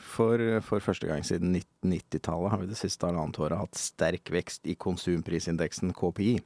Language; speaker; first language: Norwegian; native; Norwegian